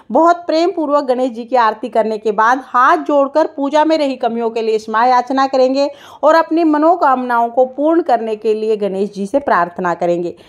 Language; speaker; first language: Hindi; native; Hindi